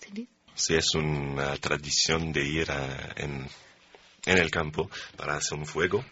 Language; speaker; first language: Spanish; non-native, fluent; French